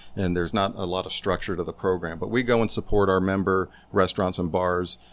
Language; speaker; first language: English; native; English